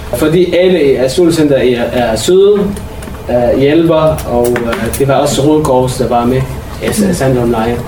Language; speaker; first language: Danish; non-native, fluent; Arabic